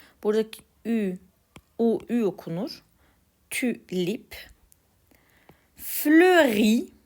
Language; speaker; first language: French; non-native, fluent; Turkish